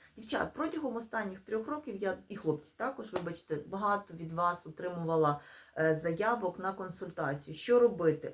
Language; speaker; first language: Ukrainian; non-native, local second language; Russian